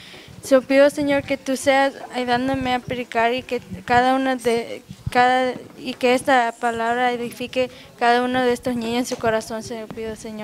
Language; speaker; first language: Spanish; early bilingual, other home language; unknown